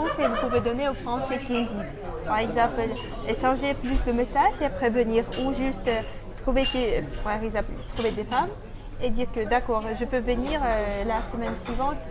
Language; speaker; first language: French; non-native, fluent; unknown